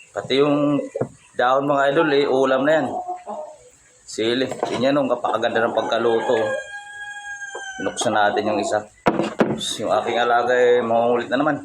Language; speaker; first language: Filipino; non-native, local second language; Masbatenyo